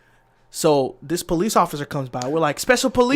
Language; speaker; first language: English; native; English